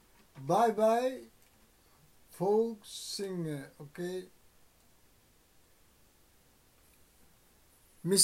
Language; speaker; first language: English; non-native, learner; Japanese